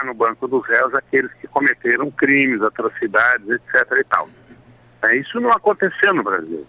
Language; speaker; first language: Portuguese; native; Portuguese